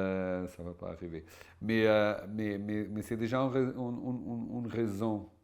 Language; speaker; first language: French; non-native, fluent; Portuguese